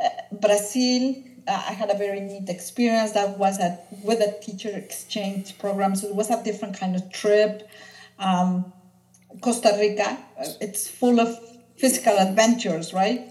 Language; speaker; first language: English; non-native, fluent; Spanish